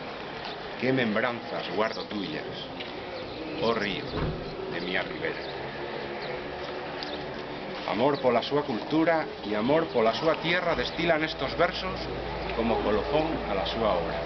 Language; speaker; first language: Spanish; native; Spanish